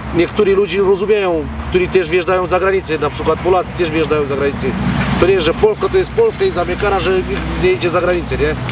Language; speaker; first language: Polish; non-native, learner; Romanian